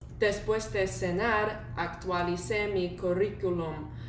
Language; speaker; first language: Spanish; non-native, learner; Chinese